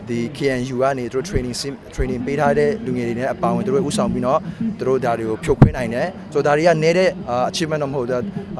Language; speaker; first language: Burmese; non-native, local second language; Kachin